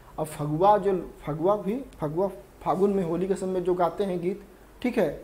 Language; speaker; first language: Hindi; native; Hindi